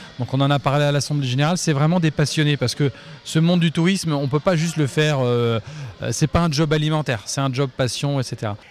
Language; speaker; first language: French; native; French